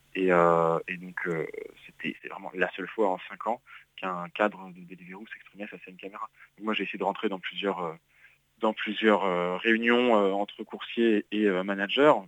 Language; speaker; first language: French; native; French